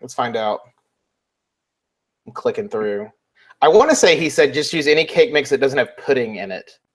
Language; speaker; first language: English; native; English